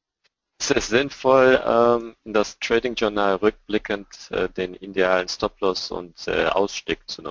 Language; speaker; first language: German; native; German